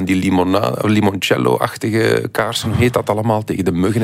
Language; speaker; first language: Dutch; native; Dutch